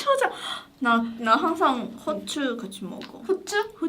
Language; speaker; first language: Korean; non-native, fluent; Chinese